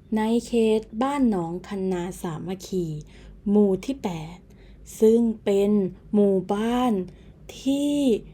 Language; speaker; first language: Thai; native; Thai